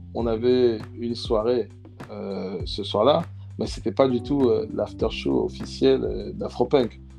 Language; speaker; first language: French; early bilingual, other home language; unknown